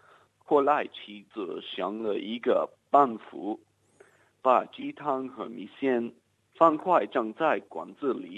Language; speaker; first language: Chinese; non-native, learner; English